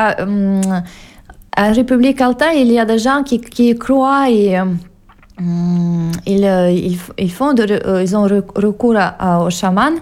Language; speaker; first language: French; non-native, fluent; Russian